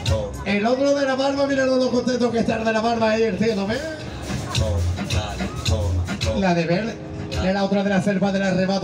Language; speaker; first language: Spanish; native; Spanish